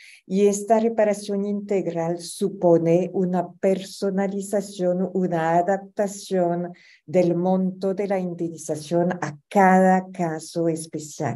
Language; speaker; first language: Spanish; non-native, fluent; French